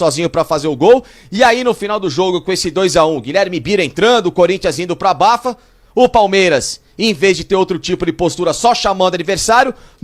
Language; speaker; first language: Portuguese; native; Portuguese